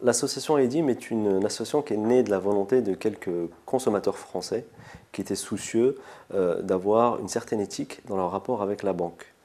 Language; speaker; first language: French; early bilingual, other home language; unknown